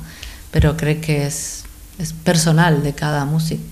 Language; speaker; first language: Catalan; non-native, fluent; Spanish